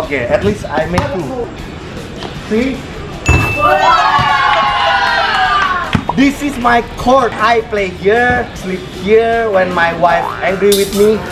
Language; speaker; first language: English; non-native, fluent; Indonesian